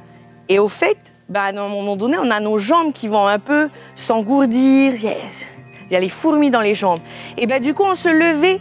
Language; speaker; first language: French; native; French